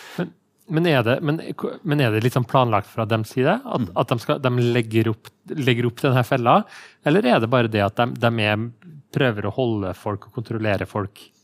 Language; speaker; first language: Norwegian; native; Norwegian